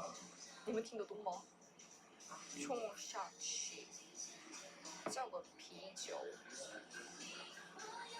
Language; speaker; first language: Chinese; non-native, learner; Korean